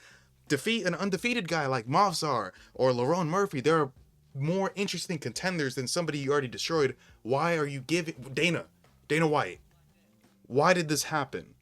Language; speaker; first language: English; native; English